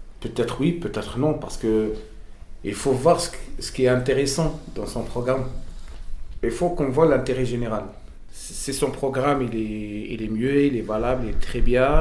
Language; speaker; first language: French; non-native, fluent; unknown